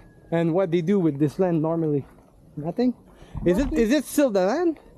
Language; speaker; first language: English; non-native, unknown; French